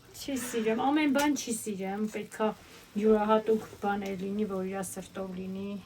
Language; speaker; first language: Armenian; native; Armenian